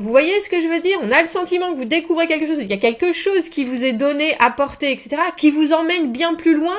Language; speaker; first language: French; native; French